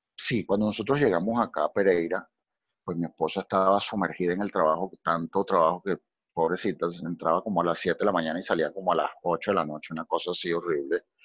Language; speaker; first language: Spanish; native; Spanish